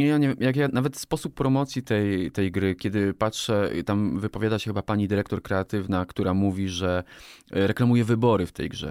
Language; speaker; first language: Polish; native; Polish